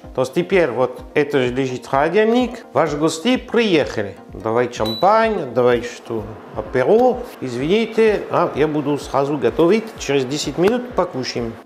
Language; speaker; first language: Russian; non-native, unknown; French